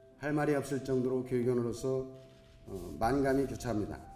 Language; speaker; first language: Korean; native; Korean